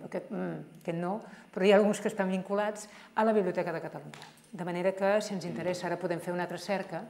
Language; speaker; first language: Catalan; native; Catalan